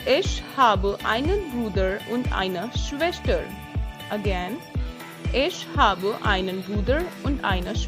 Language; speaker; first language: German; non-native, learner; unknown